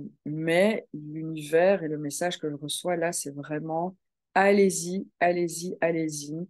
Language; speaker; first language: French; native; French